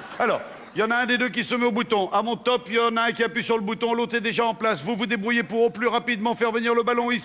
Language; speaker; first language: French; native; French